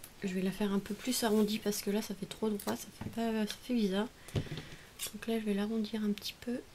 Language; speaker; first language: French; native; French